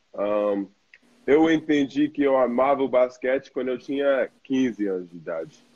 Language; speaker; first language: Portuguese; non-native, fluent; English